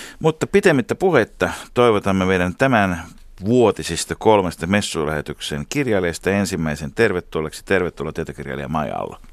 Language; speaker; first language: Finnish; native; Finnish